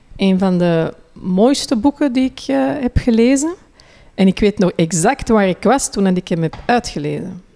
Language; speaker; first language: Dutch; early bilingual, other home language; Hindi